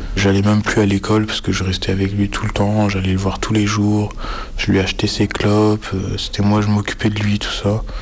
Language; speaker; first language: French; native; French